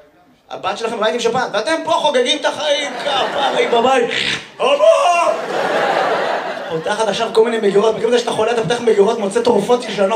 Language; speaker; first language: Hebrew; native; Hebrew